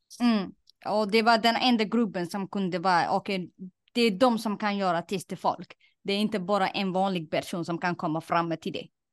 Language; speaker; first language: Swedish; non-native, fluent; Somali